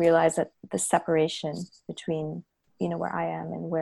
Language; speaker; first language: English; native; English